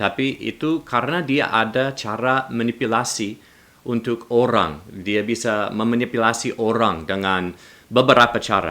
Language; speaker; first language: Indonesian; non-native, learner; English